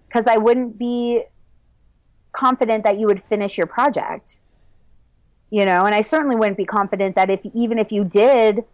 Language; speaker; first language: English; native; English